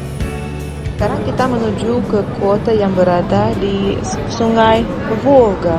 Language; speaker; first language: Indonesian; non-native, fluent; Russian